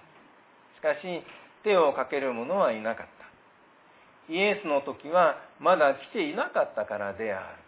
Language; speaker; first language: Japanese; native; Japanese